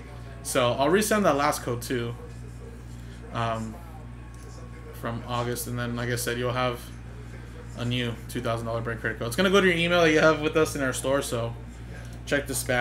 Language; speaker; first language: English; native; English